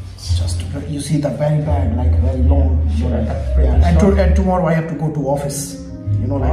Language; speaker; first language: English; non-native, local second language; Hindi